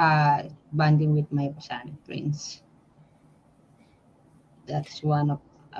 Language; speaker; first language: English; non-native, learner; Filipino